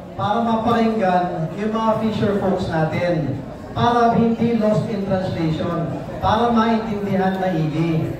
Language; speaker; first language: Filipino; native; Filipino